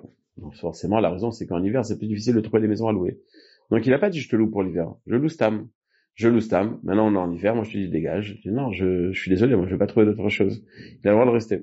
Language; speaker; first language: French; native; French